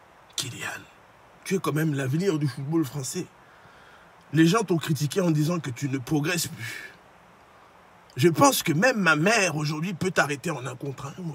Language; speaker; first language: French; native; French